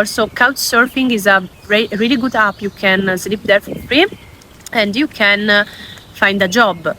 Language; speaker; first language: English; non-native, fluent; Italian